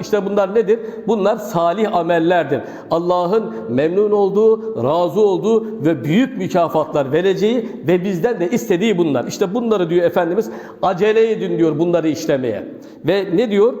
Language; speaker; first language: Turkish; native; Turkish